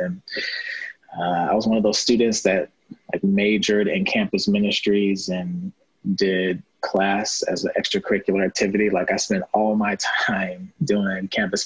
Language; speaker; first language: English; native; English